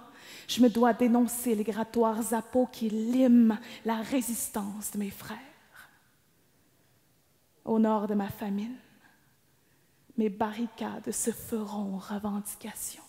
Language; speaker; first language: French; native; French